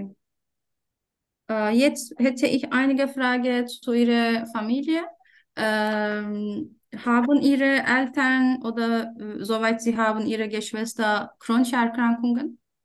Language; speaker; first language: German; non-native, fluent; Turkish